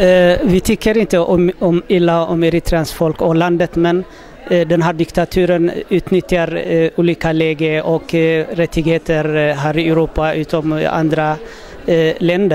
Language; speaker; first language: Swedish; non-native, learner; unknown